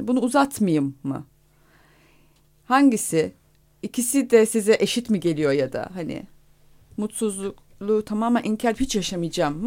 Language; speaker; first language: Turkish; native; Turkish